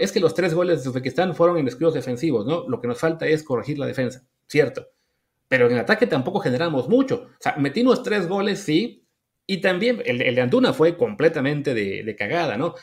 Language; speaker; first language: Spanish; native; Spanish